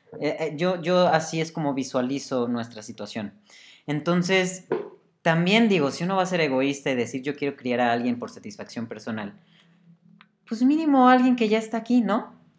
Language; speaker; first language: Spanish; native; Spanish